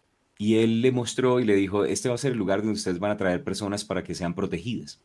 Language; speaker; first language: Spanish; native; Spanish